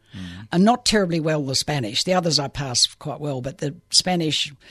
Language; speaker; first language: English; native; English